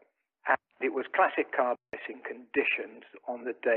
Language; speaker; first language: English; native; English